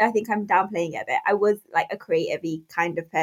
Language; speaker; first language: English; native; English